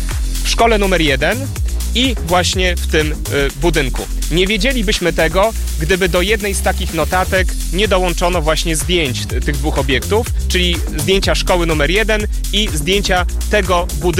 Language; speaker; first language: Polish; native; Polish